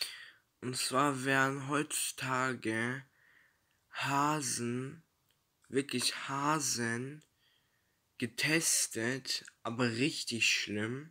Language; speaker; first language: German; early bilingual, other home language; Turkish